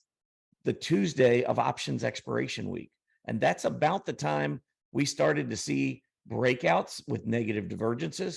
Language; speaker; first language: English; native; English